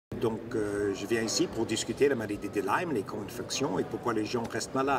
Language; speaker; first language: French; non-native, fluent; English